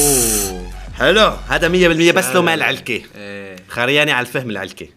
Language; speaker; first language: Arabic; native; Arabic